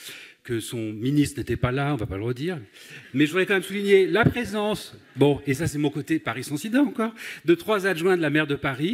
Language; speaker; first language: French; native; French